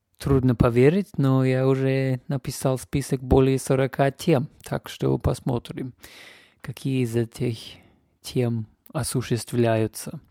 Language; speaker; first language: Russian; non-native, fluent; English